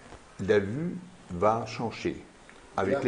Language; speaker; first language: French; non-native, learner; German